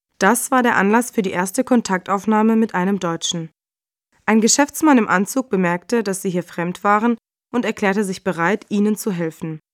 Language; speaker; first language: German; native; German